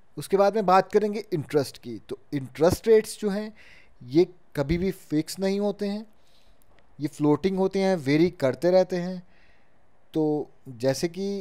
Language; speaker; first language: Hindi; native; Hindi